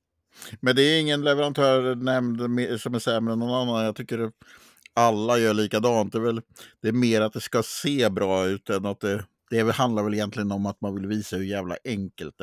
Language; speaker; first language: Swedish; native; Swedish